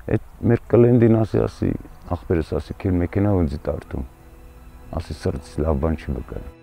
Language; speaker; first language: Armenian; non-native, local second language; Kurdish